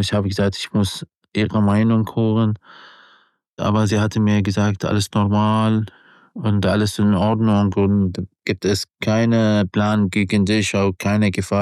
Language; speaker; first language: German; non-native, learner; Arabic